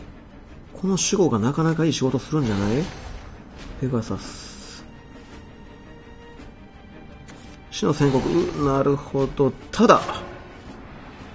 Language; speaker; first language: Japanese; native; Japanese